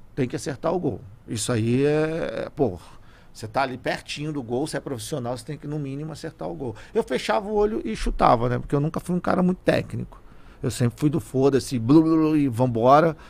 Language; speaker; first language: Portuguese; native; Portuguese